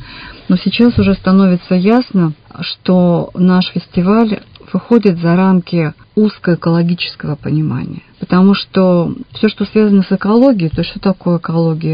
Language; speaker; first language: Russian; native; Russian